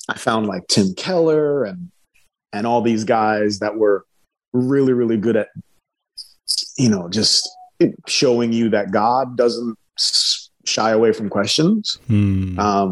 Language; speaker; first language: English; early bilingual, other home language; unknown